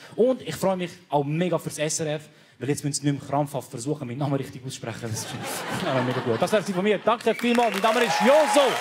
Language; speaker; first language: German; early bilingual, other home language; Croatian